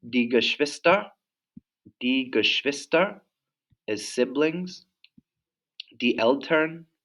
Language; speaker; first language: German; non-native, fluent; English